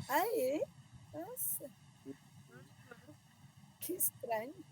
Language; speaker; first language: Portuguese; non-native, fluent; Spanish